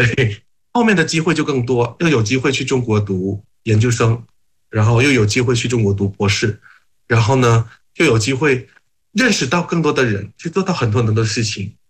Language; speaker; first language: Chinese; non-native, fluent; Thai